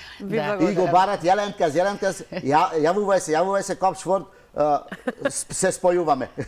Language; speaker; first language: Macedonian; non-native, fluent; Hungarian